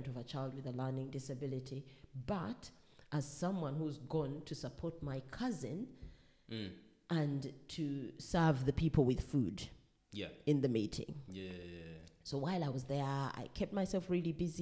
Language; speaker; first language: English; non-native, local second language; Ganda